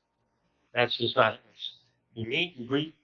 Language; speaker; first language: English; native; English